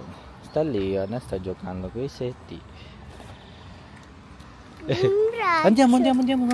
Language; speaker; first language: Italian; non-native, learner; Filipino